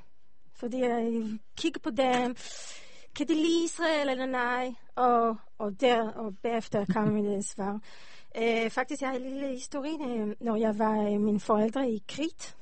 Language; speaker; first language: Danish; non-native, learner; Hebrew